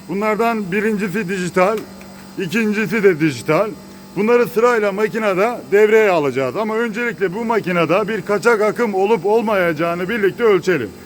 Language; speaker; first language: Turkish; native; Turkish